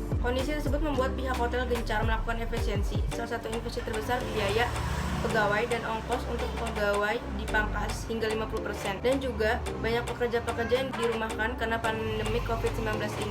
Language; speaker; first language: Indonesian; native; Indonesian